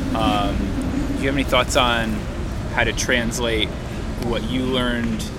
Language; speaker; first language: English; native; English